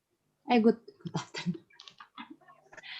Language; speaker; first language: English; non-native, learner; Indonesian